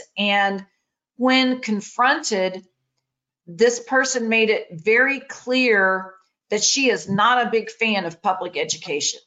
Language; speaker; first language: English; native; English